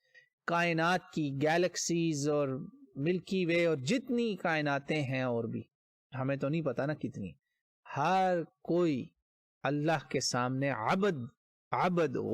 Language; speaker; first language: Urdu; native; Urdu